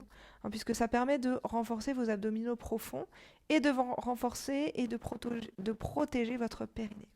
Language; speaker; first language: French; native; French